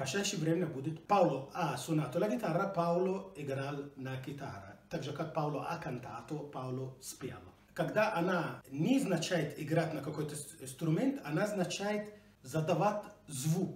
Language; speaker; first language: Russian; non-native, fluent; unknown